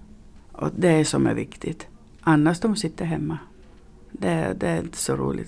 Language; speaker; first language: Swedish; non-native, learner; Finnish